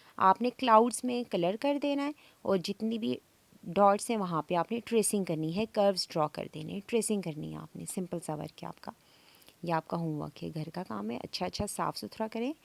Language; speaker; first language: Urdu; native; Urdu